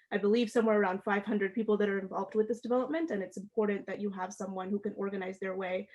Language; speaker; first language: English; early bilingual, other home language; Amharic